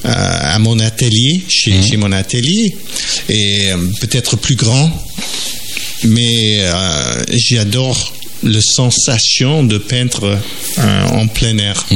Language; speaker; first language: French; non-native, fluent; English